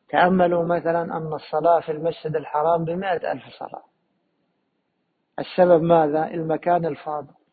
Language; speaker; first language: Arabic; native; Arabic